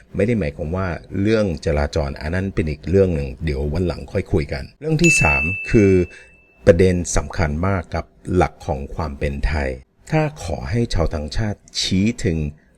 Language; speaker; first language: Thai; non-native, fluent; English